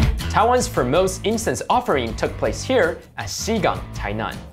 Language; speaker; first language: English; non-native, fluent; Chinese